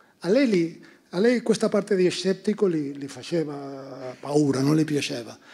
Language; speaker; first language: Italian; non-native, fluent; Spanish